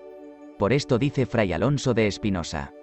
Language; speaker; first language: Spanish; native; Spanish